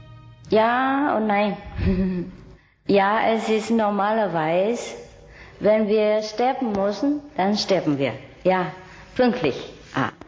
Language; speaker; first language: German; non-native, learner; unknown